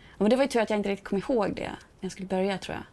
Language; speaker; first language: Swedish; native; Swedish